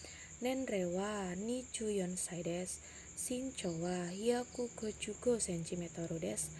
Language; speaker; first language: Japanese; non-native, learner; Indonesian